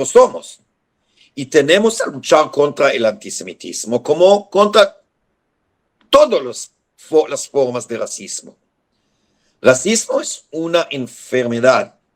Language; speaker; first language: Spanish; non-native, fluent; Hebrew